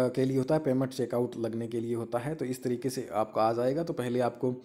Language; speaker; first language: Hindi; native; Hindi